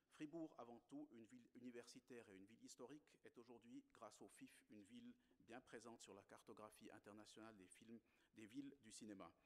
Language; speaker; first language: French; native; French